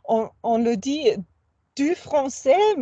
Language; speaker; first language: French; non-native, fluent; German